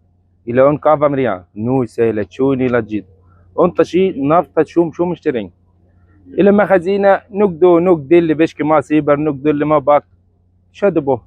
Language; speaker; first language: Albanian; non-native, learner; Arabic